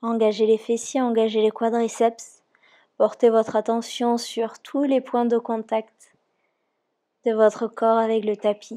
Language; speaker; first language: French; native; French